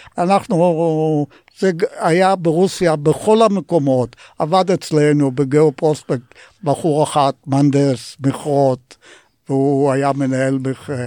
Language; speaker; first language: Hebrew; non-native, fluent; Polish